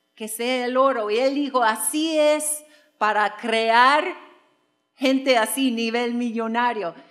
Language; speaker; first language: Spanish; non-native, fluent; English